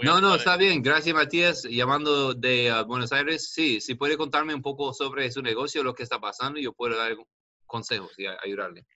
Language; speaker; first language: Spanish; non-native, learner; English